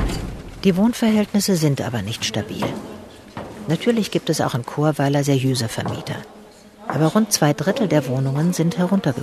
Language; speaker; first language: German; native; German